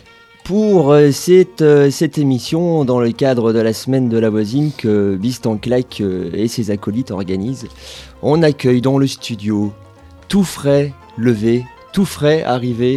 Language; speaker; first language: French; native; French